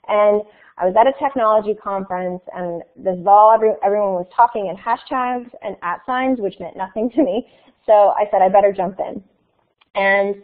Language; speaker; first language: English; native; English